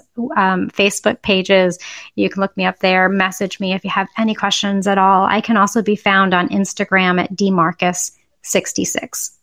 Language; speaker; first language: English; native; English